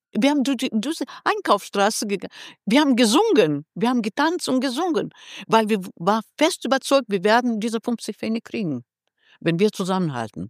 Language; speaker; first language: German; non-native, fluent; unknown